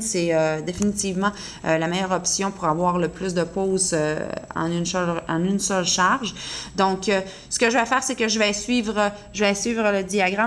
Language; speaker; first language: French; native; French